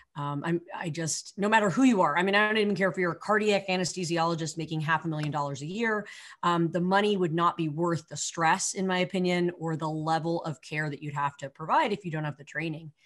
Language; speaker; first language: English; native; English